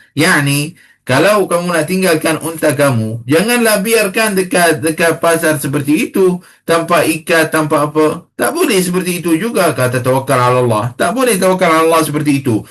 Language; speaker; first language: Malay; non-native, fluent; Arabic